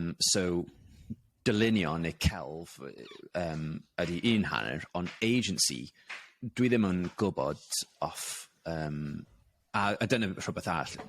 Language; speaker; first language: Welsh; non-native, local second language; English